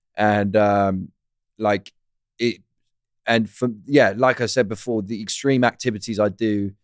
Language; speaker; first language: English; native; English